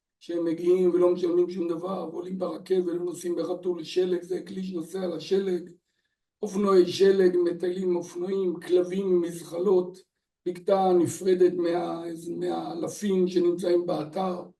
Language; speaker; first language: Hebrew; native; Hebrew